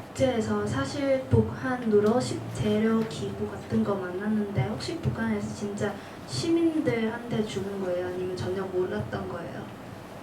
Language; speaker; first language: Korean; non-native, fluent; Cantonese